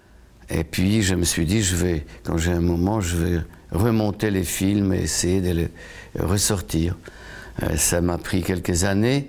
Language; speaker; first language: French; non-native, fluent; Polish